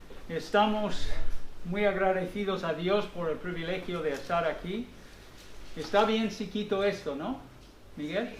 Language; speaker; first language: Spanish; non-native, fluent; English